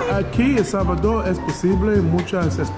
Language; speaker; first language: Spanish; non-native, learner; English